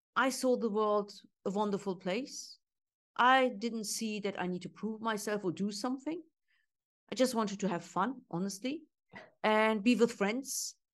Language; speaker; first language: English; non-native, fluent; Turkish